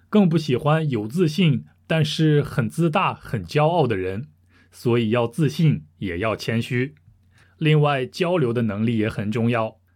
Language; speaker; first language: Chinese; native; Chinese